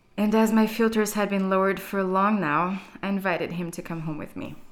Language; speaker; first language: English; non-native, fluent; Portuguese